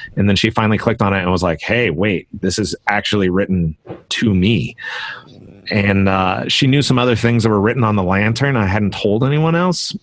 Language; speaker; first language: English; native; English